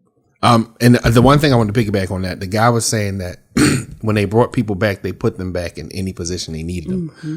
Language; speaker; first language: English; native; English